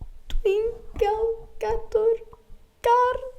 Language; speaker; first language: Welsh; non-native, local second language; English